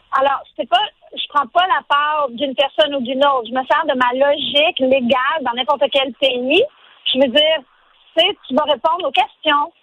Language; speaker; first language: French; native; French